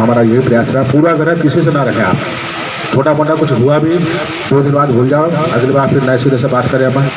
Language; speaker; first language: Hindi; native; Hindi